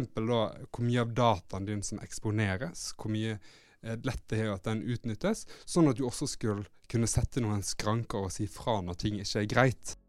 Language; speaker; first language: Norwegian; native; Norwegian